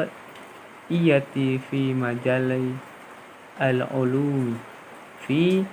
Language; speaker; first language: Arabic; non-native, learner; Indonesian